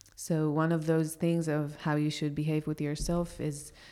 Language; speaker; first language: English; non-native, fluent; Hebrew